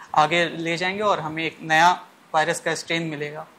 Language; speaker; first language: Hindi; native; Hindi